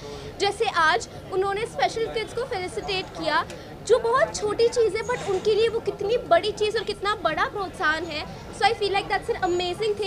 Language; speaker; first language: Hindi; native; Hindi